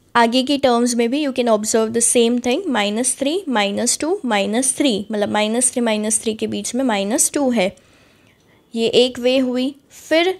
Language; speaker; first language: Hindi; native; Hindi